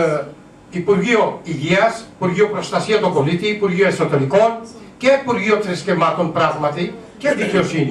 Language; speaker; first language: Greek; non-native, learner; Urdu